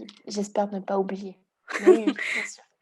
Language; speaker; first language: French; early bilingual, heritage; Hungarian